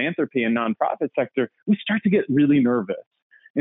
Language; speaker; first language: English; native; English